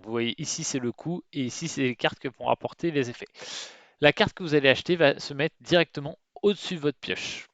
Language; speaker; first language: French; native; French